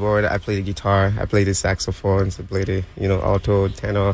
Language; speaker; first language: English; non-native, local second language; Yoruba